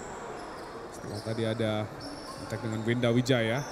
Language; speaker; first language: Indonesian; native; Indonesian